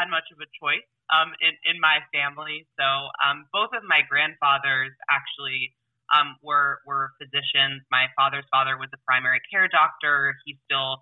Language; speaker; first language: English; native; English